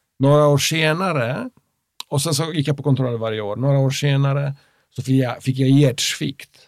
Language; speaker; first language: Swedish; non-native, fluent; Polish